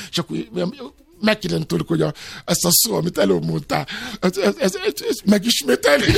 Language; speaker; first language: Hungarian; non-native, fluent; Yoruba